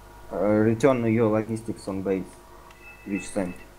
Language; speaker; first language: English; non-native, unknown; Russian